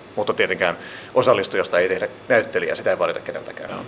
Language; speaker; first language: Finnish; native; Finnish